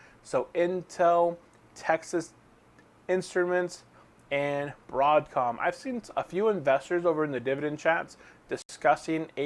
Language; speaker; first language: English; native; English